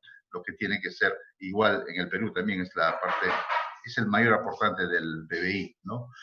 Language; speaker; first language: Spanish; native; Spanish